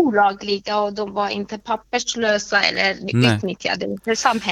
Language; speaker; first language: Swedish; non-native, fluent; Persian